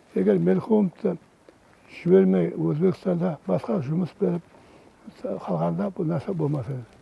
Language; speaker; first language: Uzbek; non-native, local second language; Kara-Kalpak